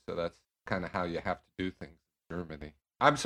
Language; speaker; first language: English; native; English